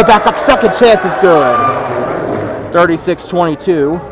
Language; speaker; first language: English; native; English